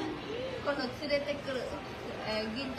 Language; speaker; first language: Japanese; non-native, learner; Vietnamese